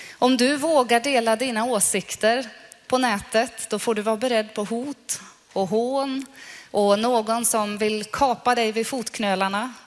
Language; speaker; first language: Swedish; non-native, fluent; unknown